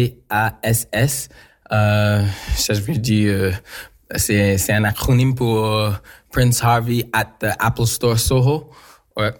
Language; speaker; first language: French; non-native, learner; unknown